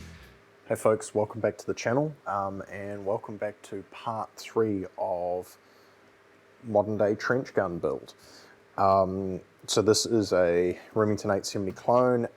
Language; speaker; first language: English; native; English